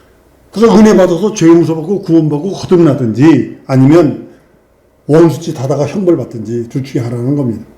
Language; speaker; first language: Korean; native; Korean